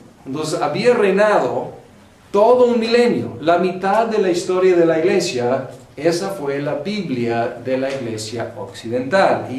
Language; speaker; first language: Spanish; non-native, fluent; English